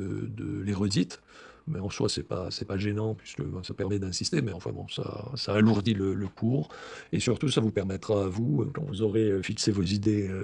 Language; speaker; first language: French; native; French